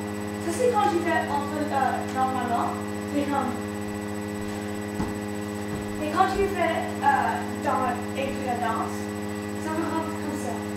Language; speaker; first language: French; non-native, learner; English